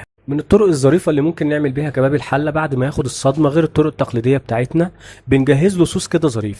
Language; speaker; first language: Arabic; native; Arabic